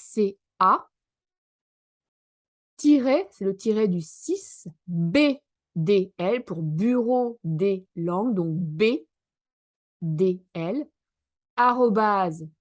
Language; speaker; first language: French; native; French